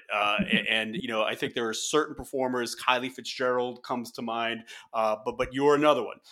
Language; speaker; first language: English; native; English